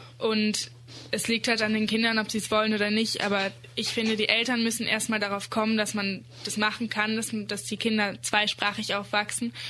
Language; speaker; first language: German; early bilingual, other home language; Dutch